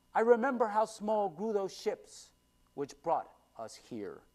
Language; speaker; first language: English; native; English